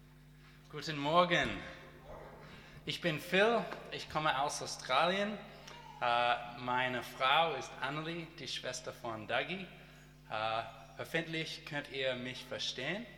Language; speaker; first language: German; non-native, learner; English